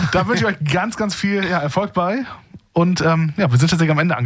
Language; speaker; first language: German; native; German